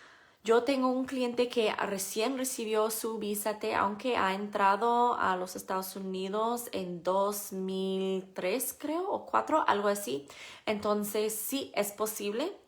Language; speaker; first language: Spanish; non-native, fluent; English